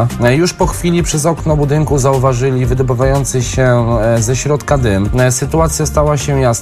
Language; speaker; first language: Polish; native; Polish